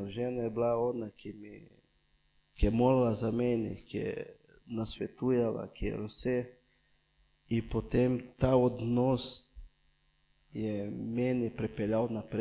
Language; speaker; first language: Slovenian; non-native, fluent; Portuguese